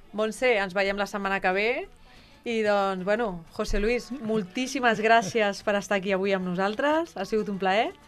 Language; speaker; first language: Catalan; non-native, local second language; Spanish